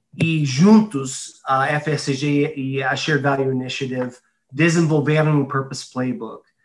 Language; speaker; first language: Portuguese; non-native, fluent; English